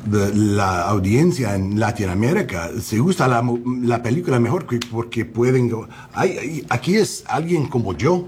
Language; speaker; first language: Spanish; non-native, learner; English